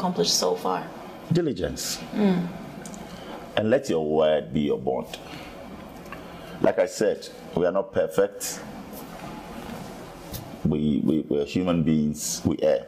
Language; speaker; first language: English; non-native, local second language; Akan